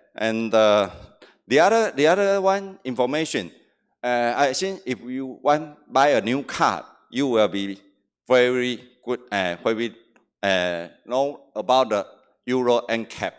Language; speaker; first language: English; non-native, learner; Chinese